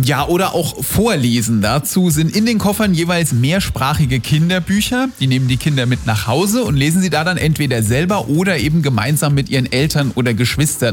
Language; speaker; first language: German; native; German